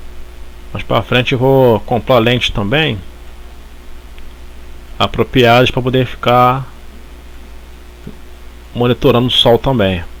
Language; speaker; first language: Portuguese; native; Portuguese